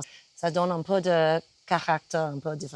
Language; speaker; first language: French; non-native, fluent; English